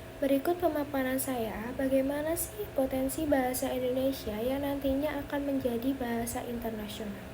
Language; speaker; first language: Indonesian; native; Indonesian